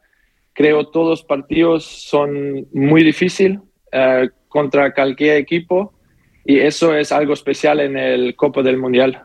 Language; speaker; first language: Spanish; non-native, learner; German